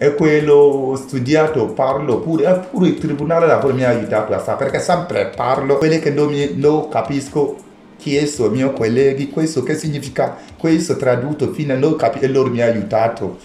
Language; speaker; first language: Italian; non-native, learner; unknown